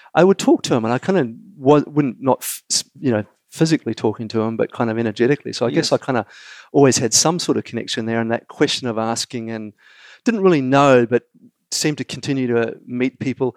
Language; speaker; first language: English; native; English